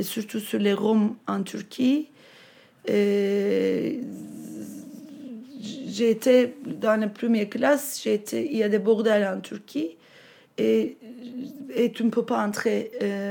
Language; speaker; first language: French; non-native, fluent; Turkish